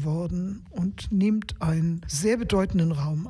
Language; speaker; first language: German; native; German